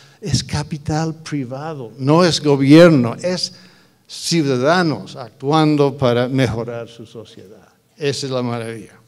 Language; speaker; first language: Spanish; non-native, fluent; English